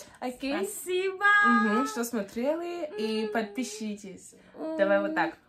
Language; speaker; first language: Russian; non-native, learner; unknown